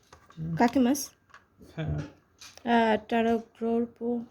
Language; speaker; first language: Japanese; non-native, learner; Bangla